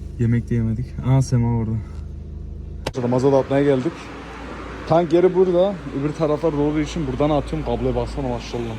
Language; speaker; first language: Turkish; early bilingual, heritage; Turkish